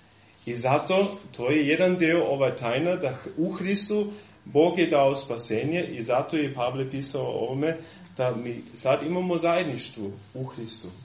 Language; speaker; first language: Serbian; non-native, fluent; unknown